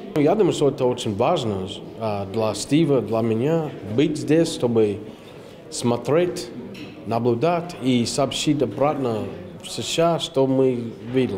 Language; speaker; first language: Russian; non-native, fluent; English